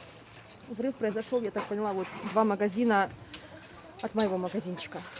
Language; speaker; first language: Russian; native; Russian